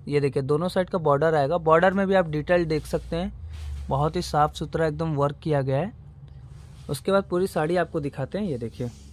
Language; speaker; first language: Hindi; native; Hindi